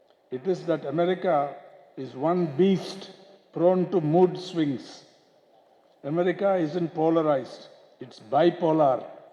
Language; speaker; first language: English; non-native, local second language; Tamil